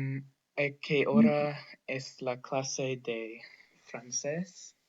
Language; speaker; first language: Spanish; non-native, learner; English